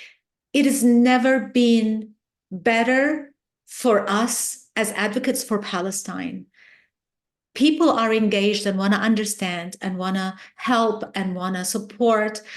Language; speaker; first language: English; non-native, fluent; Arabic